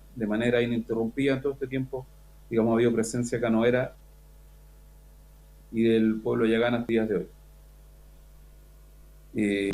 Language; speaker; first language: Spanish; native; Spanish